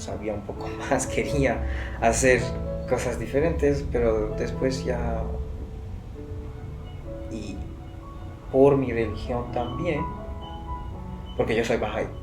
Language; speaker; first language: Spanish; non-native, fluent; Persian